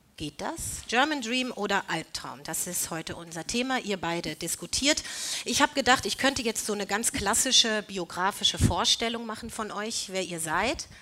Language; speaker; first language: German; native; German